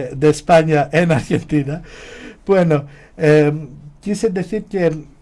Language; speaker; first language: Spanish; non-native, fluent; Greek